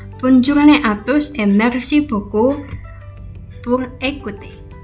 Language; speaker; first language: French; non-native, learner; Indonesian